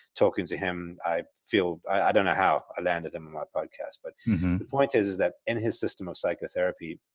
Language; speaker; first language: English; native; English